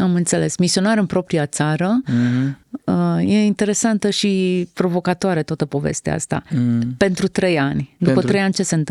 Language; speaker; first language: Romanian; native; Romanian